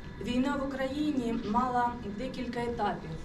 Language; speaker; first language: Ukrainian; non-native, local second language; Russian